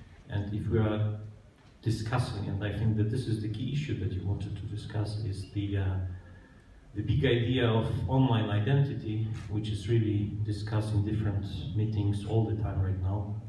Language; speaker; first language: English; non-native, fluent; Polish